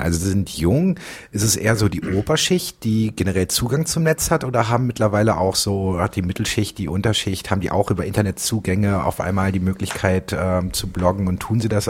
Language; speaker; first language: German; native; German